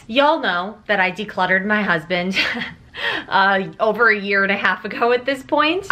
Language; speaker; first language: English; native; English